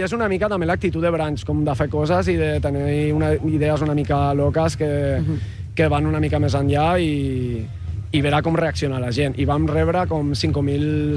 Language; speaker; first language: Catalan; non-native, local second language; Spanish